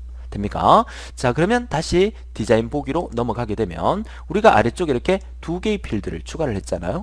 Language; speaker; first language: Korean; native; Korean